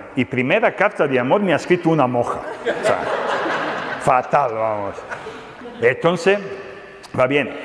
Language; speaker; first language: Spanish; non-native, fluent; Serbian